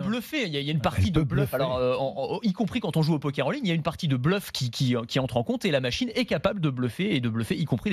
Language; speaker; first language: French; native; French